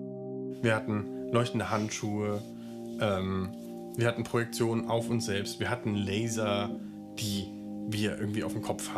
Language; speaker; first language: German; native; German